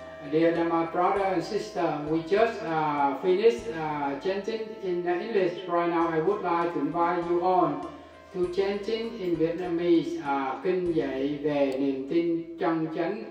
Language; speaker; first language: English; non-native, fluent; Vietnamese